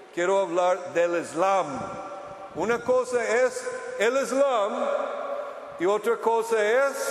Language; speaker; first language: Spanish; non-native, fluent; English